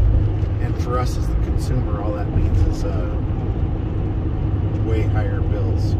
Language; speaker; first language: English; native; English